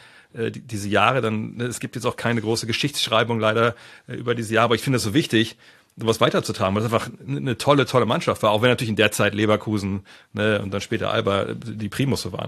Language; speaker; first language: German; native; German